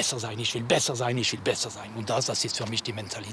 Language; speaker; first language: German; non-native, local second language; French